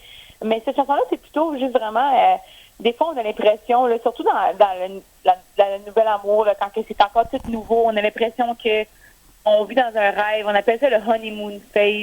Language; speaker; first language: French; native; French